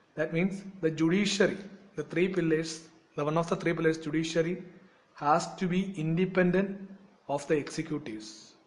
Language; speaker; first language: English; non-native, local second language; Malayalam